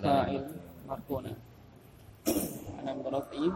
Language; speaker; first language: Arabic; non-native, fluent; Indonesian